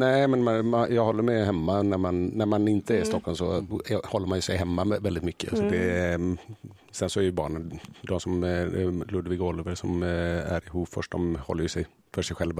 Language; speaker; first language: Swedish; native; Swedish